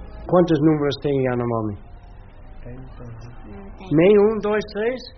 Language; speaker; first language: Portuguese; non-native, fluent; English